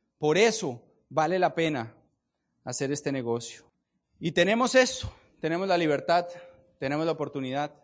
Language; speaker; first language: Spanish; native; Spanish